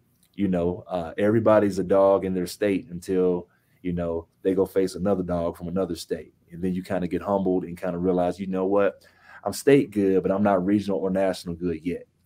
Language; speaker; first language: English; native; English